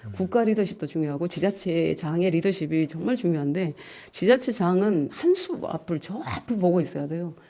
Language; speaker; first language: Korean; native; Korean